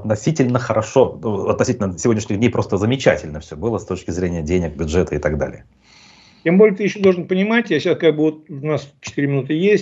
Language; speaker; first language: Russian; native; Russian